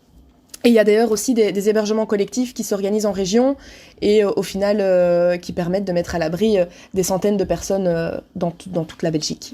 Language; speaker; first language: French; native; French